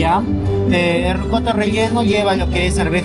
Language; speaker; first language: Spanish; native; Spanish